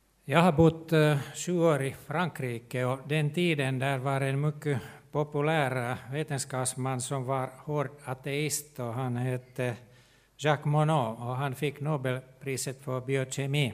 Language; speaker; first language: Swedish; non-native, local second language; Finnish